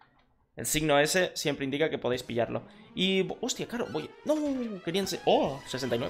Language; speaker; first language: Spanish; native; Spanish